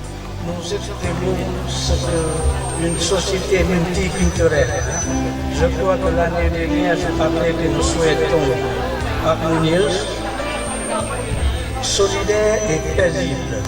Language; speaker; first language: French; non-native, local second language; Lao